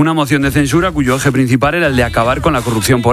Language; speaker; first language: Spanish; native; Spanish